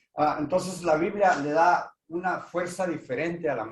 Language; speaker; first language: Spanish; native; Spanish